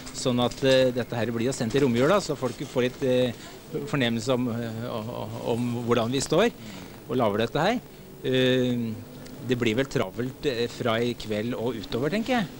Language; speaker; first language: Norwegian; native; Norwegian